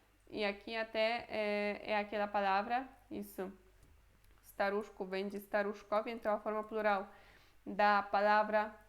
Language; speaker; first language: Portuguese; non-native, fluent; Polish